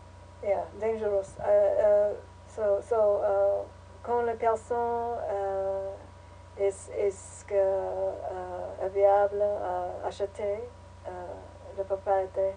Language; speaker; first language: French; non-native, learner; English